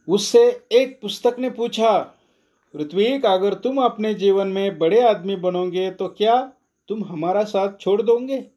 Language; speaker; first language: Hindi; non-native, local second language; Marathi